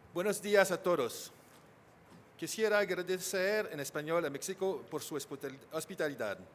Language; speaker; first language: Spanish; non-native, learner; French